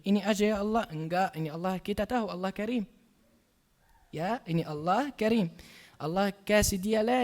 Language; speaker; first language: Indonesian; non-native, learner; Arabic